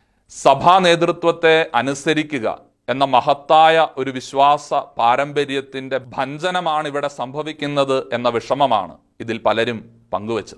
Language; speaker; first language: Malayalam; native; Malayalam